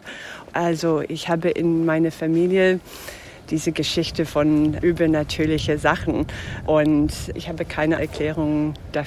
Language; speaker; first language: German; non-native, fluent; English